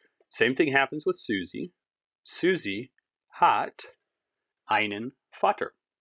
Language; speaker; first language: German; non-native, fluent; English